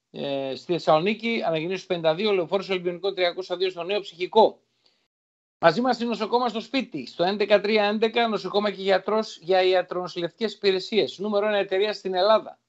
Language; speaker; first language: Greek; native; Greek